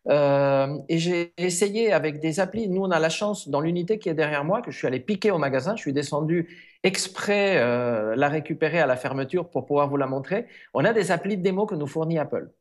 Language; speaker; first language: French; non-native, fluent; Spanish